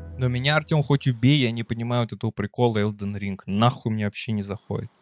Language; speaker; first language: Russian; native; Russian